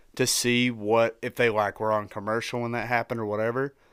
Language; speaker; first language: English; native; English